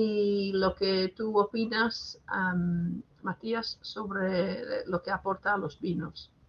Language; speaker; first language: Spanish; non-native, fluent; English